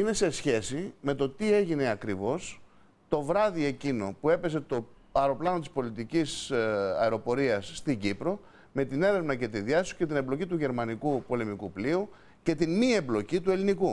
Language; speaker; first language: Greek; native; Greek